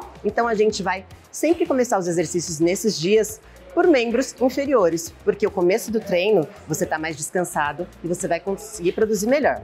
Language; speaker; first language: Portuguese; native; Portuguese